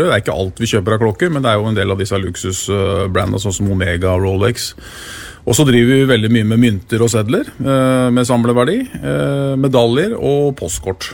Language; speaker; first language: Norwegian; native; Norwegian